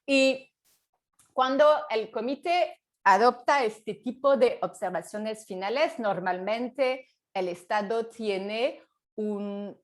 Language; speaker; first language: Spanish; non-native, fluent; French